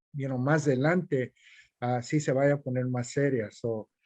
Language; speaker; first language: Spanish; early bilingual, heritage; Spanish